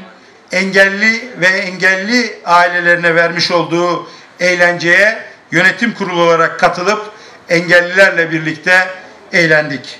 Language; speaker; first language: Turkish; native; Turkish